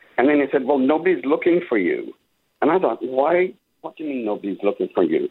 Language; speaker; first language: English; native; English